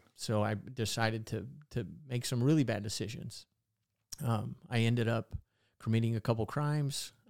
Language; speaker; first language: English; native; English